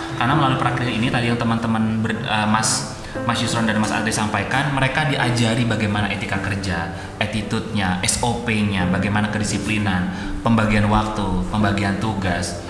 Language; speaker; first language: Indonesian; non-native, local second language; Madurese